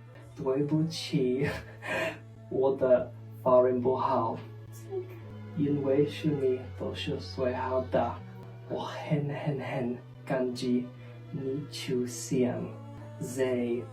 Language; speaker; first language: Chinese; non-native, learner; English